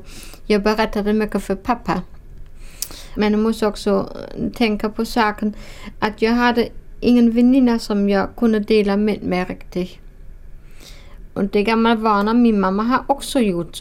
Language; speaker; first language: Swedish; non-native, fluent; German